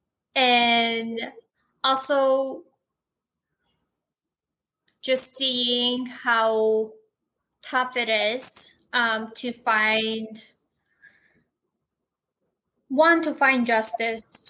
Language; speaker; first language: English; non-native, fluent; Armenian